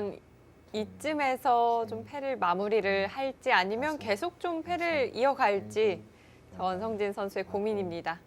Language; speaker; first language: Korean; native; Korean